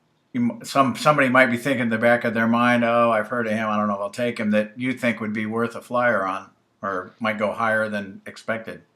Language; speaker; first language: English; native; English